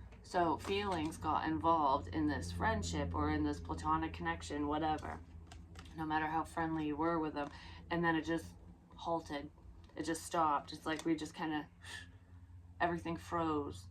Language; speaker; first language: English; native; English